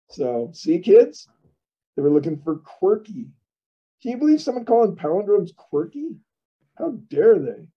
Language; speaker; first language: English; native; English